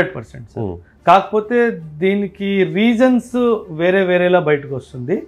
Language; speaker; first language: Telugu; non-native, local second language; Punjabi